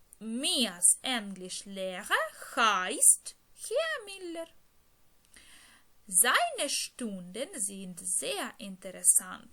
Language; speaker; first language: German; non-native, fluent; Ukrainian